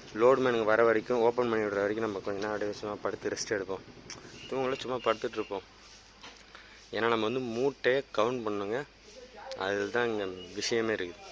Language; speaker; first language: Tamil; native; Tamil